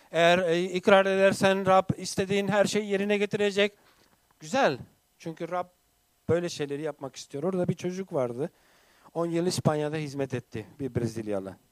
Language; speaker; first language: Turkish; non-native, fluent; English